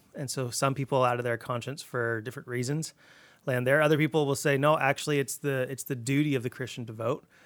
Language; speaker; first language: English; native; English